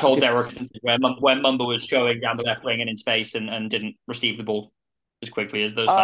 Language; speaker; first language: English; native; English